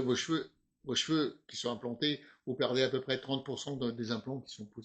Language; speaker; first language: French; native; French